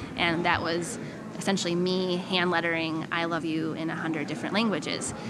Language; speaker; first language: English; native; English